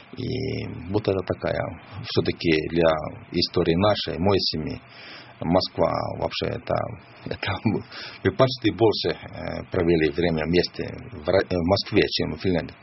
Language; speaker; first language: Russian; non-native, fluent; Finnish